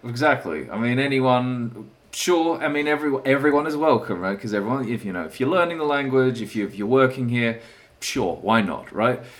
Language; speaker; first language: English; native; English